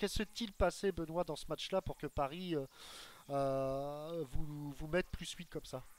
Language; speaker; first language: French; native; French